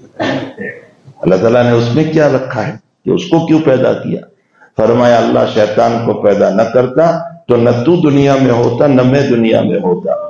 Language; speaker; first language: Urdu; non-native, local second language; Gujarati